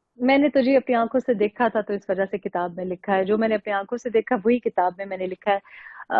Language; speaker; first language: Urdu; non-native, local second language; Pashto